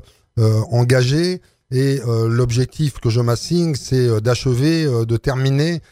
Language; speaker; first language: French; native; French